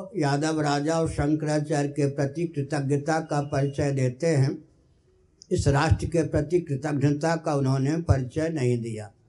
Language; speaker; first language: Hindi; non-native, local second language; Maithili